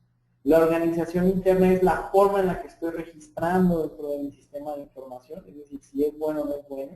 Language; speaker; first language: Spanish; native; Spanish